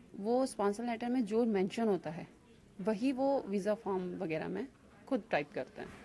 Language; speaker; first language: Hindi; native; Hindi